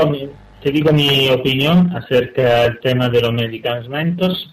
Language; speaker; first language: Spanish; non-native, fluent; Italian